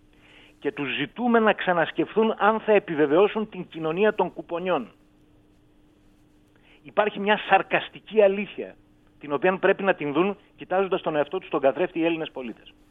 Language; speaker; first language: Greek; native; Greek